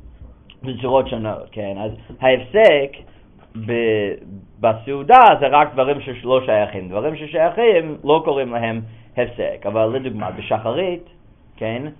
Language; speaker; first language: Hebrew; non-native, fluent; English